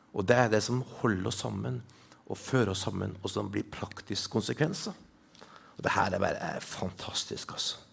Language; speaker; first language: Norwegian; native; Norwegian